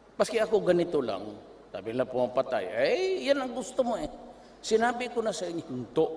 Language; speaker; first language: Filipino; non-native, local second language; Cebuano